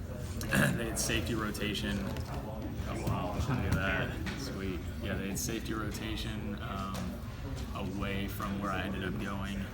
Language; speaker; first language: English; native; English